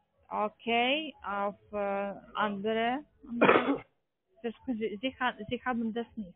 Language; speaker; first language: German; non-native, learner; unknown